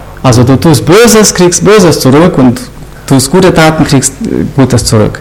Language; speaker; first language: German; non-native, fluent; Romanian